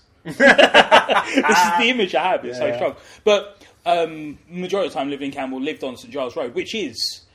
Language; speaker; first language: English; native; English